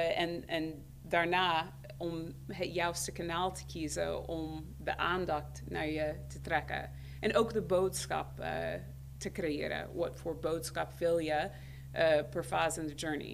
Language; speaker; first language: Dutch; non-native, fluent; English